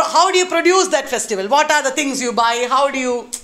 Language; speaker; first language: English; non-native, local second language; Malayalam